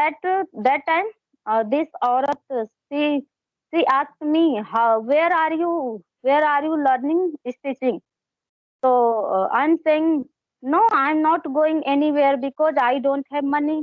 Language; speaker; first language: English; non-native, learner; Hindi